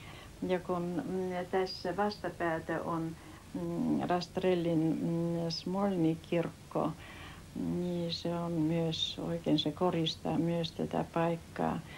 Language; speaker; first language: Finnish; early bilingual, heritage; Finnish